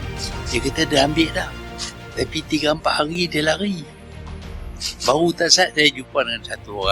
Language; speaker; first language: Malay; native; Malay